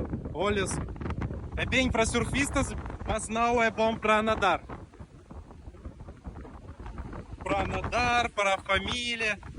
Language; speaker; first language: Portuguese; non-native, learner; Russian